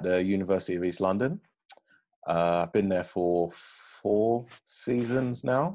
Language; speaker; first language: English; native; English